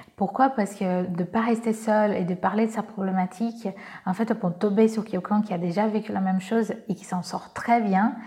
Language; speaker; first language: French; non-native, fluent; Portuguese